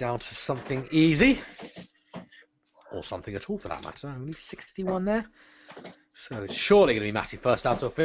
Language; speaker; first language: English; native; English